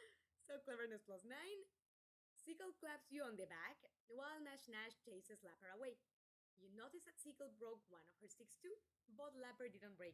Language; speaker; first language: English; non-native, fluent; Spanish